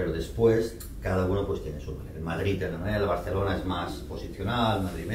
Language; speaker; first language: Spanish; native; Spanish